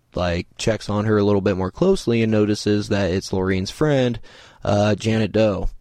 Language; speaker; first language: English; native; English